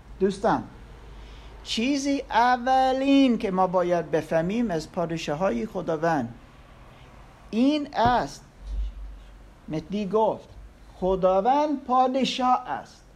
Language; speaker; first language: Persian; non-native, learner; English